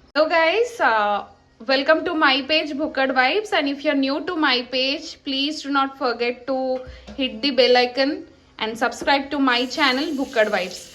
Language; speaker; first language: English; non-native, local second language; Telugu